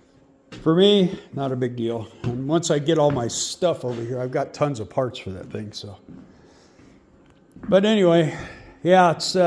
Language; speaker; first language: English; native; English